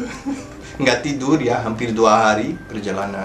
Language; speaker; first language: Indonesian; non-native, fluent; Portuguese